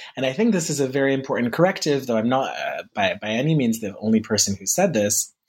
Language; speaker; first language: English; early bilingual, heritage; French